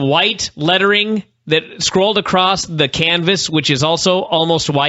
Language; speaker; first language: English; native; English